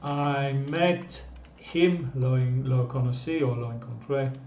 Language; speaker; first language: Spanish; non-native, fluent; English